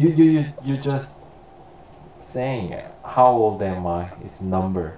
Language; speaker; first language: English; non-native, learner; Korean